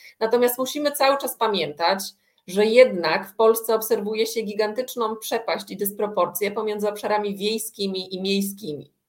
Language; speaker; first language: Polish; native; Polish